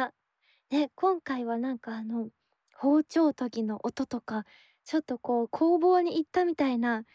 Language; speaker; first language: Japanese; native; Japanese